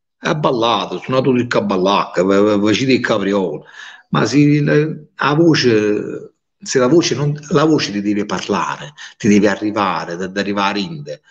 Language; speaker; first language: Italian; native; Italian